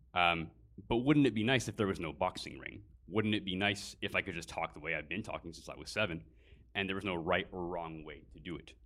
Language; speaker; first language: English; native; English